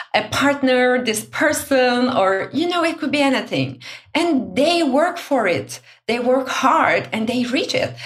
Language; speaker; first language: English; non-native, fluent; Turkish